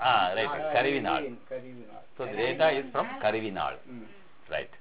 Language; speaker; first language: Tamil; native; Tamil